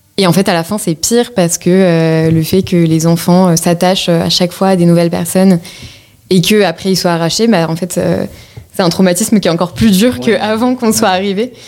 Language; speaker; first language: French; native; French